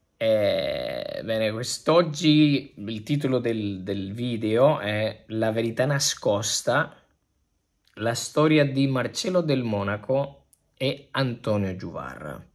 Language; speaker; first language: Italian; non-native, fluent; Spanish